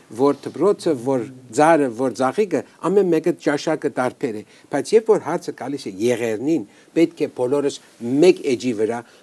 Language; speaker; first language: Armenian; early bilingual, heritage; Armenian